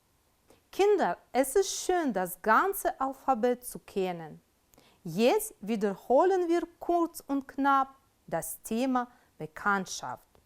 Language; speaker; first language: German; non-native, fluent; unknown